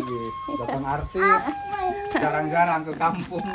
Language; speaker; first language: Indonesian; native; Indonesian